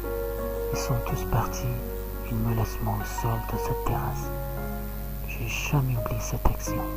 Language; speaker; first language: French; non-native, learner; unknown